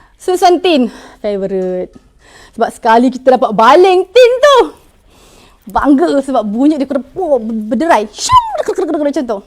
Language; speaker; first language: Malay; native; Malay